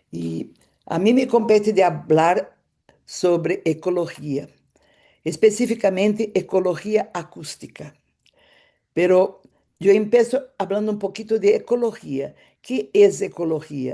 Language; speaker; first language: Spanish; non-native, fluent; Portuguese